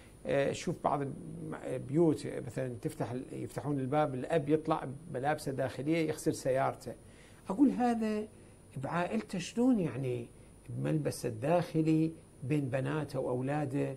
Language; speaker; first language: Arabic; native; Arabic